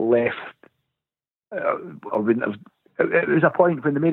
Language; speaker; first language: English; native; English